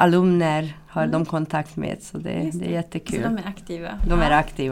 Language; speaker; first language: Swedish; non-native, fluent; Hungarian